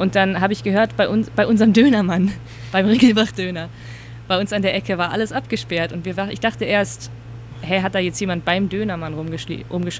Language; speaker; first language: German; native; German